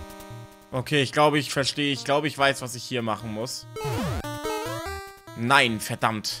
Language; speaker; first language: German; native; German